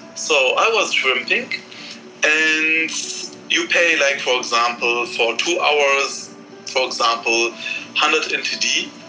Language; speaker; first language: English; non-native, fluent; Arabic